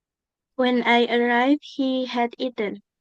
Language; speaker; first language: English; non-native, learner; Indonesian